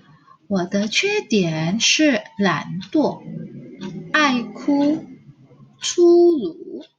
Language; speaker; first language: Chinese; non-native, fluent; Indonesian